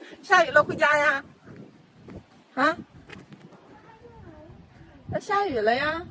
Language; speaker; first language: Chinese; native; Chinese